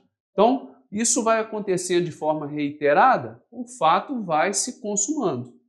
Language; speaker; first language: Portuguese; native; Portuguese